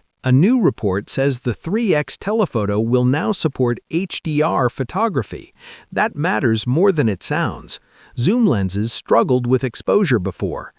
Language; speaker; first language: English; native; English